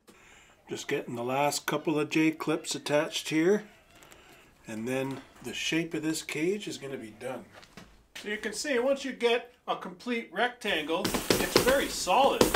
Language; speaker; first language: English; native; English